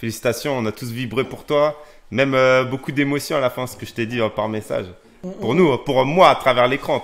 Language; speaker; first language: French; native; French